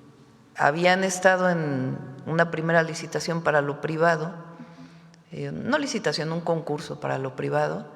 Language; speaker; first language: Spanish; native; Spanish